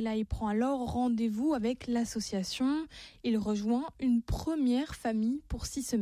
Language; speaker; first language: French; native; French